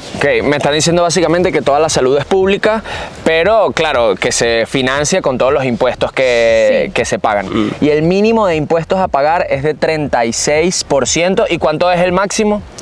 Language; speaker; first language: Spanish; native; Spanish